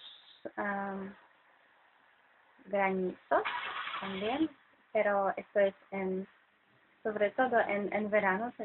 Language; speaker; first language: Spanish; non-native, fluent; Polish